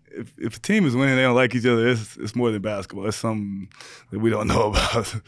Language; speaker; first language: English; native; English